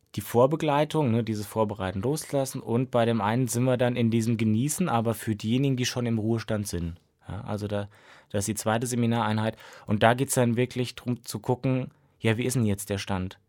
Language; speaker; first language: German; native; German